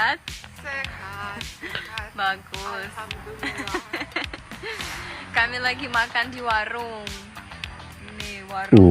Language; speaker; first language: Indonesian; non-native, fluent; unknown